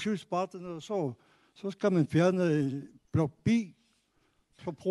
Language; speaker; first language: Danish; non-native, local second language; Kalaallisut